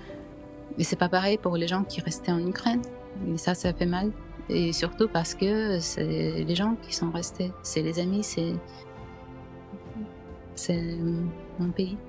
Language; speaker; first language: French; non-native, fluent; Ukrainian